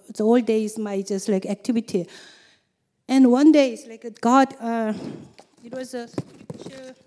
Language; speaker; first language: English; non-native, learner; Korean